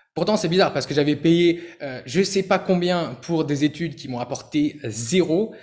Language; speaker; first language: French; native; French